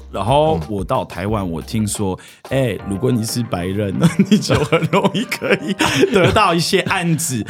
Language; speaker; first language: Chinese; non-native, fluent; French